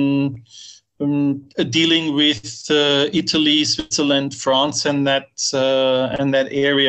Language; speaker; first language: English; non-native, fluent; German